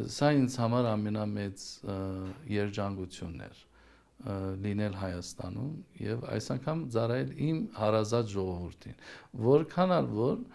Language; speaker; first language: Armenian; early bilingual, heritage; Armenian